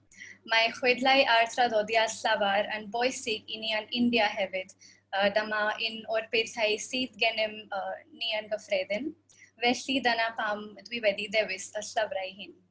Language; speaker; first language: Welsh; non-native, fluent; Hindi